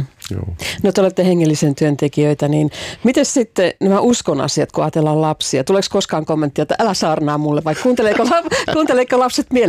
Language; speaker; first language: Finnish; native; Finnish